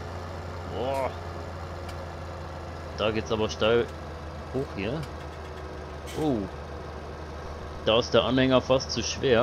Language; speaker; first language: German; native; German